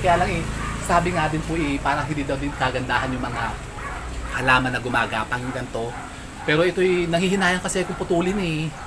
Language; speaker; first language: Filipino; native; Filipino